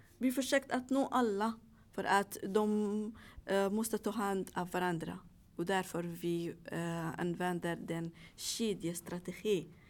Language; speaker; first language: Swedish; non-native, fluent; Arabic